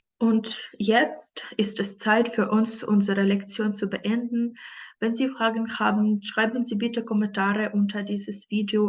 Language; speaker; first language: German; non-native, fluent; Ukrainian